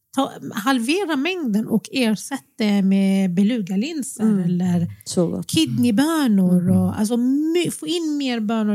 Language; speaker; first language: Swedish; early bilingual, other home language; Arabic